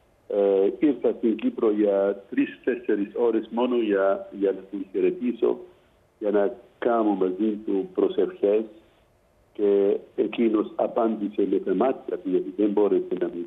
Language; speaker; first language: Greek; non-native, fluent; Arabic